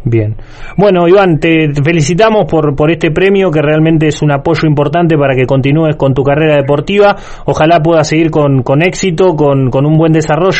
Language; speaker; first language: Spanish; native; Spanish